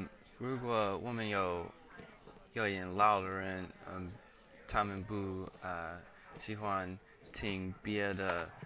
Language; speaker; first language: Chinese; non-native, learner; English